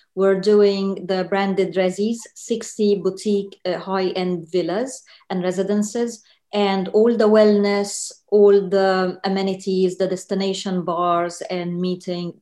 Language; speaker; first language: English; non-native, fluent; Arabic